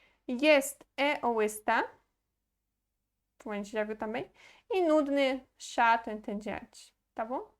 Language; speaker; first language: Portuguese; non-native, fluent; Polish